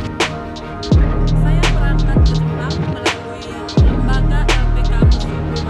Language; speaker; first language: Indonesian; non-native, local second language; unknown